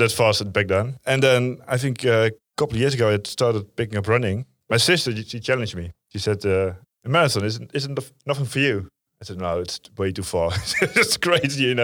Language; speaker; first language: English; non-native, fluent; Dutch